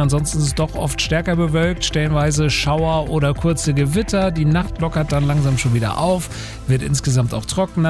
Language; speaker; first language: German; native; German